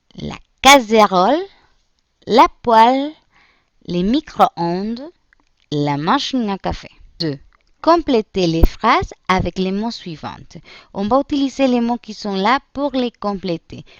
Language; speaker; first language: French; non-native, fluent; Spanish